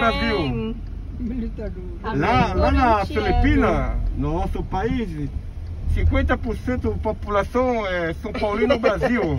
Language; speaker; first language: Portuguese; non-native, fluent; Filipino